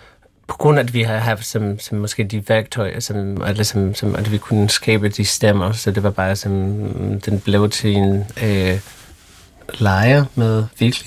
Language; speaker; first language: Danish; non-native, fluent; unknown